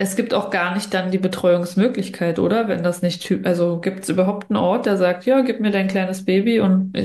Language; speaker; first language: German; native; German